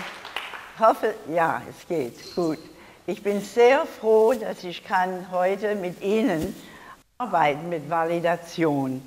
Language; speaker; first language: German; non-native, learner; English